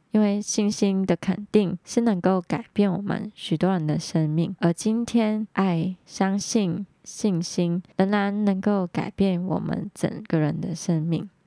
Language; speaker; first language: Chinese; non-native, local second language; Cantonese